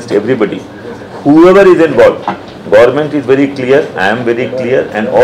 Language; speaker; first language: Kannada; non-native, fluent; Hindi